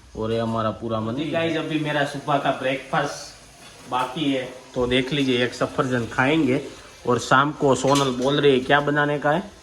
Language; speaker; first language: Hindi; non-native, local second language; Gujarati